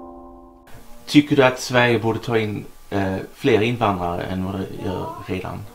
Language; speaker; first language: Swedish; native; Swedish